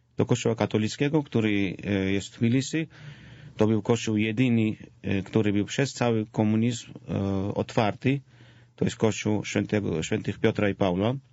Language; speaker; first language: Polish; non-native, fluent; Georgian